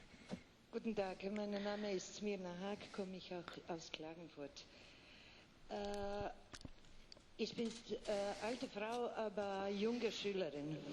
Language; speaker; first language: German; non-native, fluent; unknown